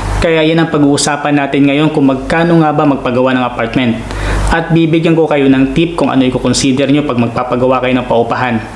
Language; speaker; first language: Filipino; non-native, local second language; Waray